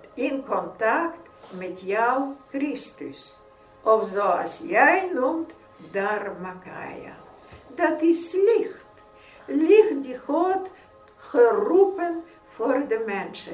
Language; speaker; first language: Dutch; non-native, fluent; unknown